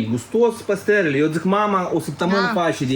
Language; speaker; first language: Romanian; native; Romanian